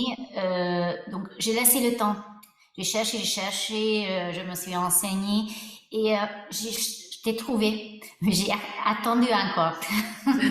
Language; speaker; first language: French; non-native, fluent; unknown